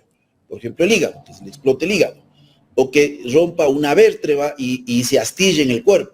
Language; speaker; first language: Spanish; native; Spanish